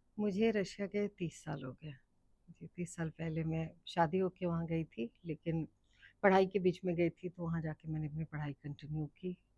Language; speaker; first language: Hindi; native; Hindi